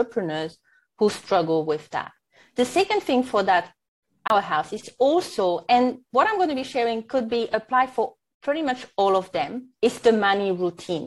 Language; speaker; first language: English; non-native, fluent; French